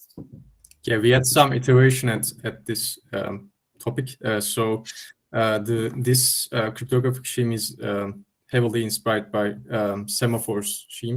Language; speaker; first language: English; non-native, fluent; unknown